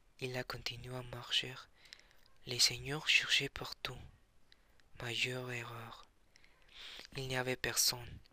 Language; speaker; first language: French; non-native, learner; Spanish